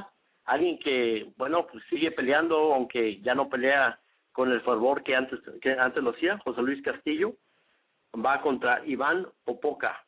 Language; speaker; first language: Spanish; native; Spanish